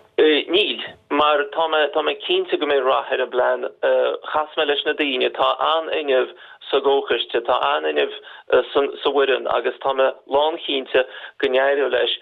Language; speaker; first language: Irish; non-native, fluent; Russian